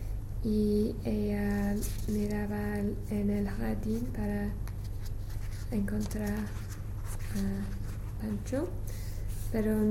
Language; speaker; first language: Spanish; non-native, learner; English